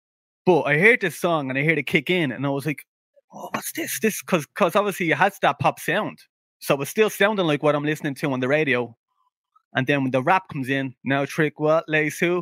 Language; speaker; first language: English; native; English